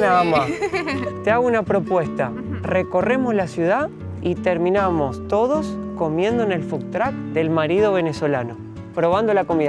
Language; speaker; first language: Spanish; native; Spanish